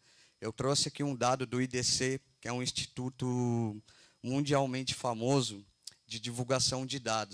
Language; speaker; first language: Portuguese; native; Portuguese